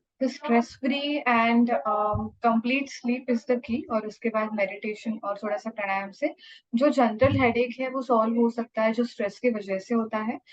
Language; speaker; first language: Hindi; native; Hindi